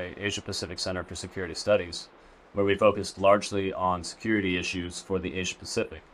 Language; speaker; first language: English; native; English